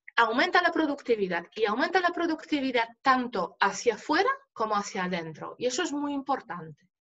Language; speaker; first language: Spanish; non-native, fluent; Polish